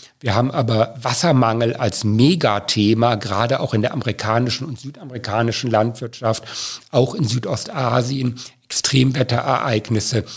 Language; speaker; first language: German; native; German